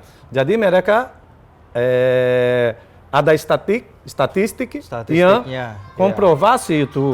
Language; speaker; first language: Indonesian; non-native, fluent; Portuguese